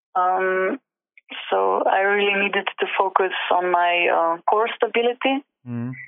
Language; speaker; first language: English; non-native, learner; Slovenian